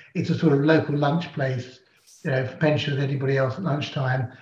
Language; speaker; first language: English; native; English